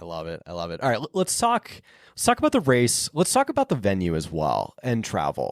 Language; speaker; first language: English; native; English